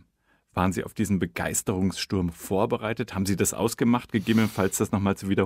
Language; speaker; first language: German; native; German